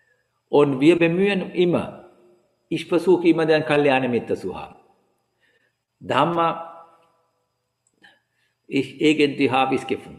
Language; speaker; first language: German; non-native, learner; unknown